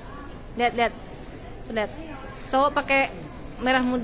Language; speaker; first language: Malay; non-native, local second language; Javanese